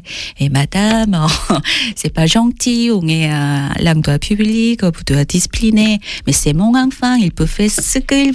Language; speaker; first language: French; non-native, fluent; Korean